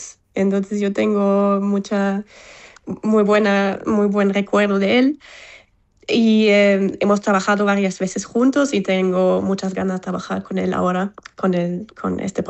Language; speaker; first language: Spanish; non-native, fluent; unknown